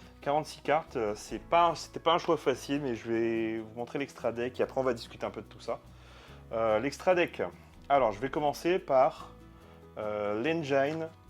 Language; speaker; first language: French; native; French